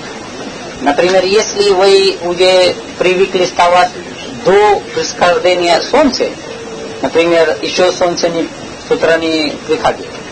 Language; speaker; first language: Russian; non-native, learner; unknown